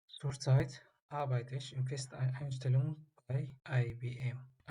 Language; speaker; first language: German; non-native, learner; Tigrinya